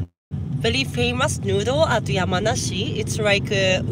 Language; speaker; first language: English; non-native, learner; Japanese